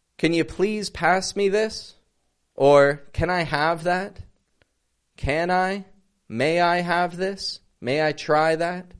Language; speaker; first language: English; native; English